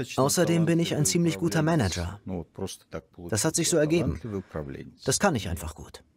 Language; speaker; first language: German; non-native, fluent; Russian